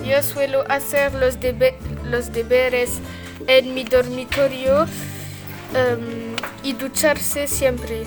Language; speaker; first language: Spanish; non-native, learner; French